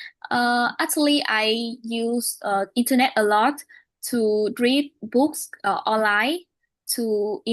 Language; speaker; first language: English; non-native, learner; Vietnamese